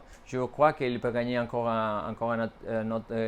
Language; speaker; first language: French; non-native, fluent; Spanish